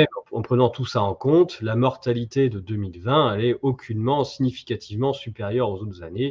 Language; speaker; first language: French; native; French